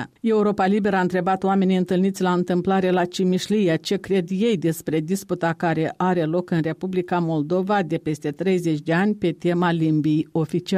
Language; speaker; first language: Romanian; native; Romanian